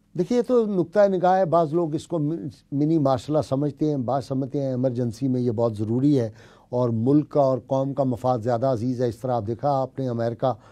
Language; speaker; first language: Hindi; native; Hindi